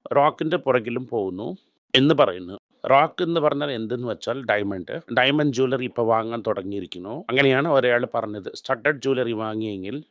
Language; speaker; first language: Malayalam; native; Malayalam